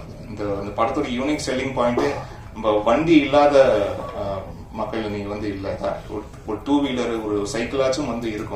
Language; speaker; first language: Tamil; native; Tamil